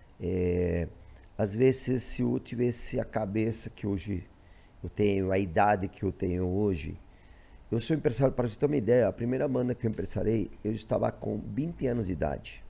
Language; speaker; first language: Portuguese; non-native, fluent; Spanish